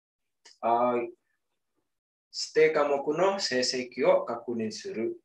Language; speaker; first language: Japanese; non-native, learner; Indonesian